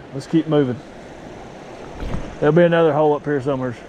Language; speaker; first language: English; native; English